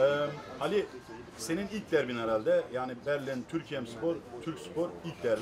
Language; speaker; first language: Turkish; early bilingual, other home language; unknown